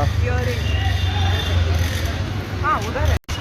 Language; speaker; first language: Hindi; non-native, local second language; Malayalam